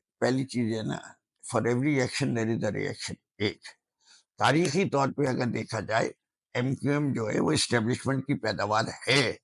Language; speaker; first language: Urdu; native; Urdu